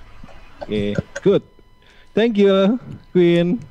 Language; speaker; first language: English; non-native, fluent; Indonesian